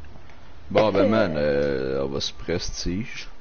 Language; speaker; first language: French; native; French